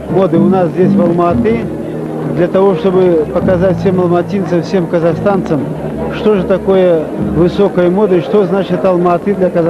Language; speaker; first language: Russian; native; Russian